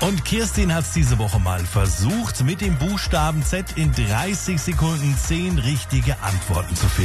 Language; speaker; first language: German; native; German